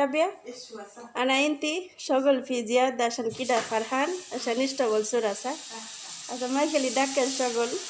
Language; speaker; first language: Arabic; non-native, learner; Bangla